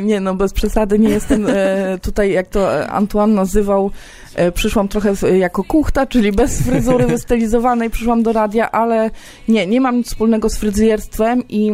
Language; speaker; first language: Polish; native; Polish